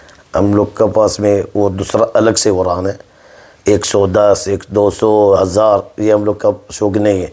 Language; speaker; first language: Hindi; non-native, learner; Arabic